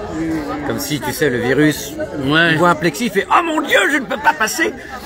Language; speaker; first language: French; native; French